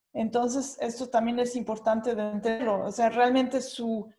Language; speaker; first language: Spanish; native; Spanish